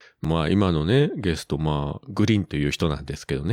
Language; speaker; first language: Japanese; native; Japanese